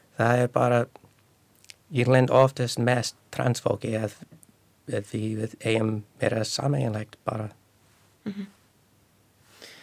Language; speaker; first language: Icelandic; non-native, fluent; English